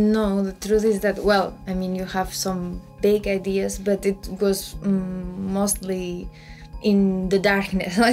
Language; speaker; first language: English; non-native, fluent; Spanish